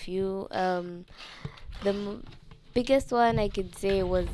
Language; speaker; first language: English; non-native, local second language; Nyanja